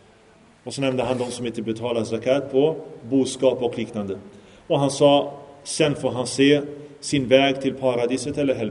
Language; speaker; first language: Swedish; early bilingual, other home language; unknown